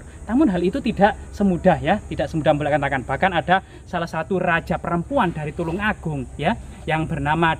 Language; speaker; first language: Indonesian; native; Indonesian